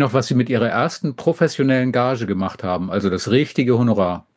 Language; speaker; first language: German; native; German